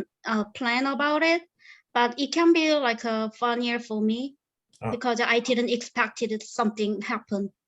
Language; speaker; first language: English; non-native, fluent; Korean